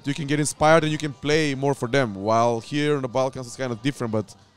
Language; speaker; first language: English; non-native, fluent; Macedonian